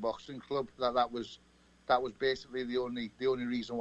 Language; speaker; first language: English; native; English